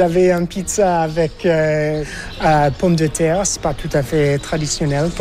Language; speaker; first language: French; non-native, learner; English